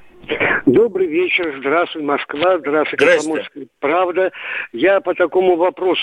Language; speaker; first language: Russian; native; Russian